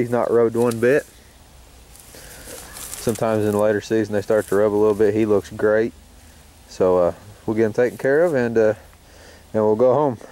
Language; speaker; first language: English; native; English